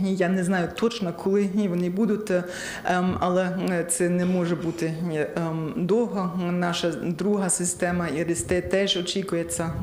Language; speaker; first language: Ukrainian; non-native, learner; German